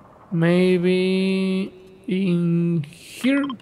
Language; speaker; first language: English; non-native, learner; Spanish